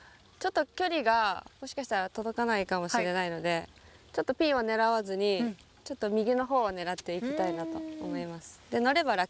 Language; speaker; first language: Japanese; native; Japanese